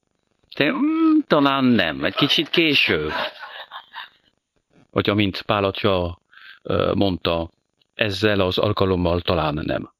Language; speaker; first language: Hungarian; non-native, fluent; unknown